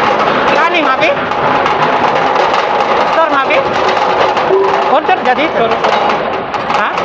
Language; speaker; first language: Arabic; non-native, learner; Filipino